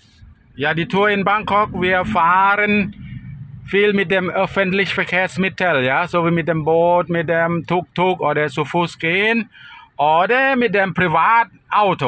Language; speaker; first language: German; non-native, fluent; Thai